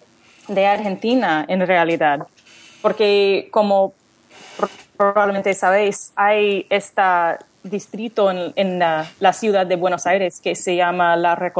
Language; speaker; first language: Spanish; non-native, learner; English